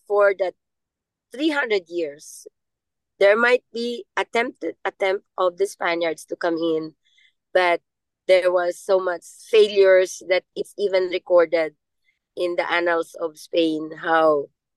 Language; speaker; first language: English; non-native, local second language; Maranao